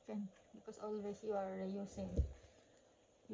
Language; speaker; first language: English; non-native, learner; Filipino